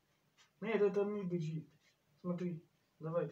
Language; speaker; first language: Russian; non-native, learner; Turkish